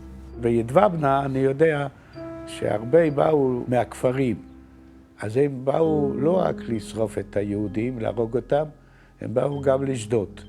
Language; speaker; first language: Hebrew; non-native, fluent; Yiddish